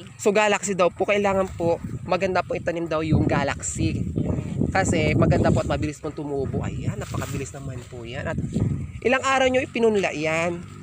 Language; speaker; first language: Filipino; native; Filipino